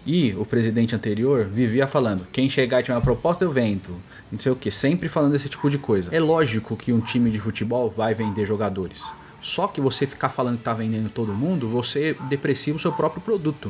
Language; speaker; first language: Portuguese; native; Portuguese